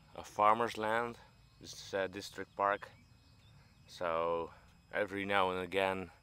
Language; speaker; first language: English; non-native, fluent; Dutch